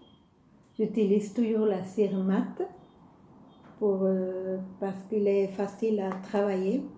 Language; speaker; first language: French; non-native, fluent; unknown